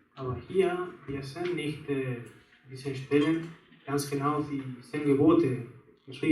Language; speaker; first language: German; non-native, fluent; Spanish